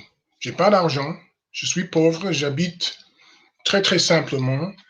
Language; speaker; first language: French; non-native, fluent; English